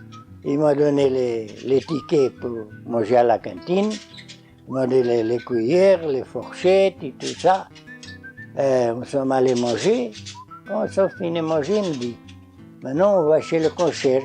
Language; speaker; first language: French; non-native, learner; Portuguese